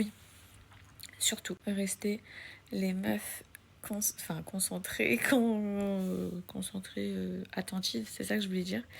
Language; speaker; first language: French; native; French